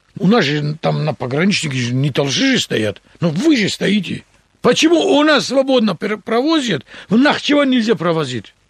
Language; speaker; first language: Russian; non-native, local second language; Talysh